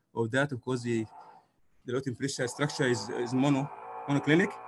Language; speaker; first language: English; non-native, fluent; Arabic